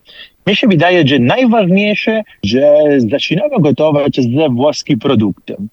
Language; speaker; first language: Polish; non-native, fluent; Italian